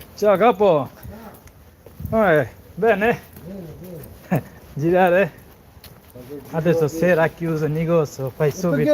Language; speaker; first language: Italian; non-native, learner; Bangla